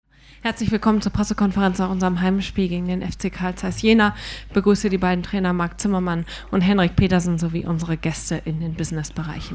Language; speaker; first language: German; native; German